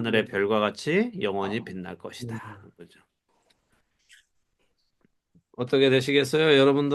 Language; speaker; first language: Korean; native; Korean